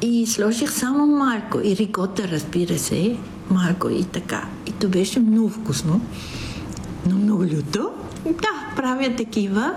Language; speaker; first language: Bulgarian; non-native, fluent; Italian